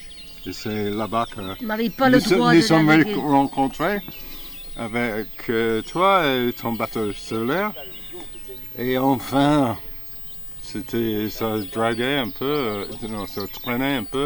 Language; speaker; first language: French; non-native, fluent; English